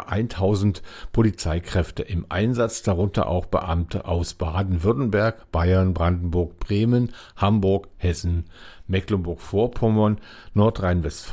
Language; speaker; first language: German; native; German